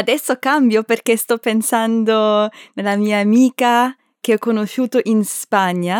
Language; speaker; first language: Italian; non-native, learner; German